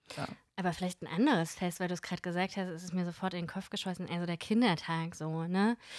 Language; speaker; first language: German; early bilingual, other home language; Russian